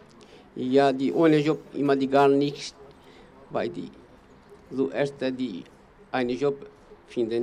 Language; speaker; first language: German; non-native, learner; Kurdish